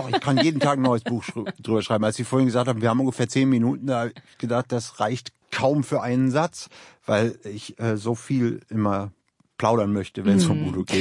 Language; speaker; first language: German; native; German